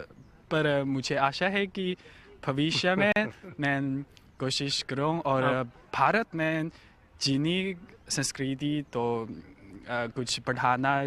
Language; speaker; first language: Hindi; non-native, learner; Chinese